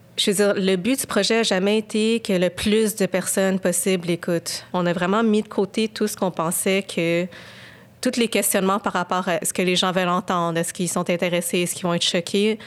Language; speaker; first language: French; native; French